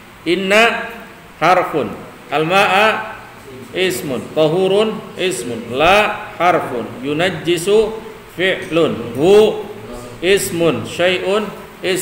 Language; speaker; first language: Arabic; non-native, fluent; Indonesian